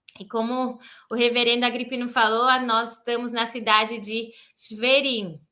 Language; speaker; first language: Portuguese; native; Portuguese